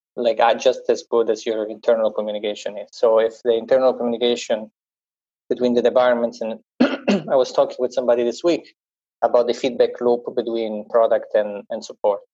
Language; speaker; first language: English; non-native, fluent; Italian